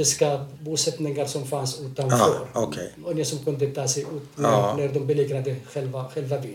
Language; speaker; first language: Swedish; non-native, fluent; Arabic